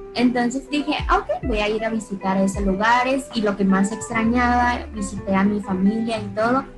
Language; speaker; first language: Spanish; early bilingual, other home language; Chinese